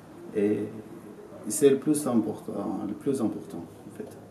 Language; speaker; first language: French; non-native, learner; Arabic